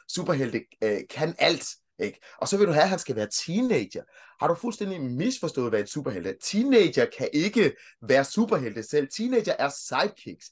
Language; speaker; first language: Danish; early bilingual, other home language; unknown